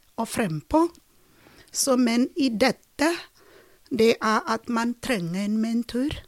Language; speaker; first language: Norwegian; non-native, fluent; Ibibio